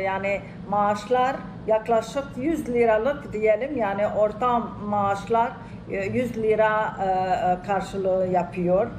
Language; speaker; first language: Turkish; non-native, fluent; Arabic